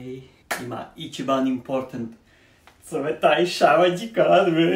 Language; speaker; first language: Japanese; non-native, learner; Serbian